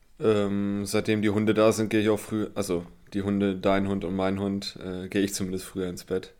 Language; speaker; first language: German; native; German